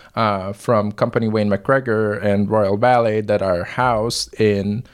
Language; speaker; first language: English; non-native, local second language; Filipino